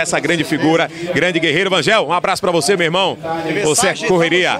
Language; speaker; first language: Portuguese; native; Portuguese